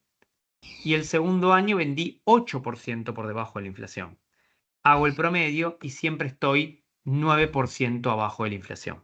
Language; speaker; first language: Spanish; native; Spanish